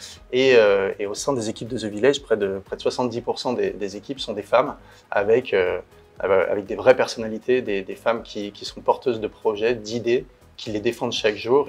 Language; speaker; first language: French; native; French